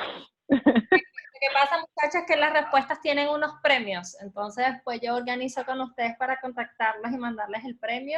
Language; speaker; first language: Spanish; native; Spanish